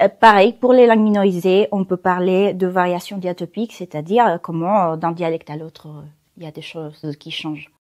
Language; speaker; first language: French; non-native, fluent; Spanish